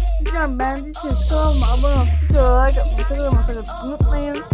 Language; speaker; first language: Turkish; native; Turkish